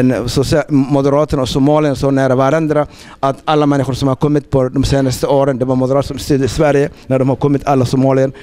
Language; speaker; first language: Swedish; non-native, fluent; Somali